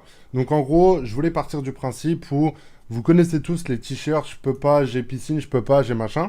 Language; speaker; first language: French; native; French